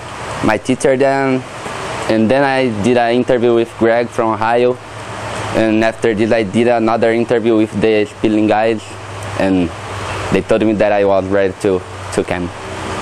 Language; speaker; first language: English; non-native, learner; Portuguese